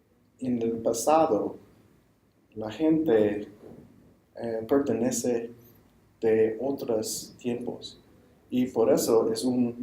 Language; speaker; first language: Spanish; non-native, fluent; English